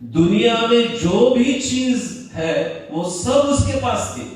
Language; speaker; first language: Hindi; non-native, local second language; Marathi